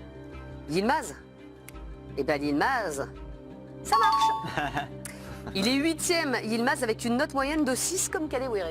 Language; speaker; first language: French; native; French